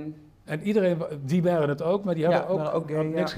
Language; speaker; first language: Dutch; native; Dutch